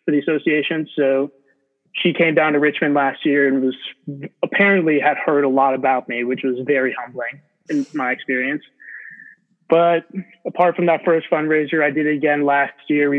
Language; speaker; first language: English; native; English